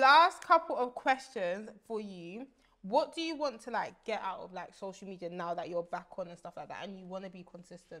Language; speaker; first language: English; early bilingual, other home language; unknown